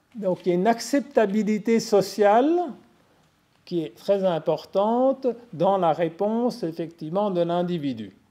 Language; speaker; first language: French; native; French